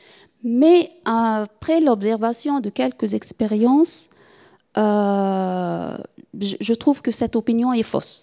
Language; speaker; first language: French; non-native, fluent; Arabic